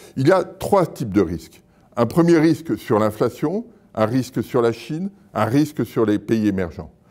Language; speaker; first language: French; native; French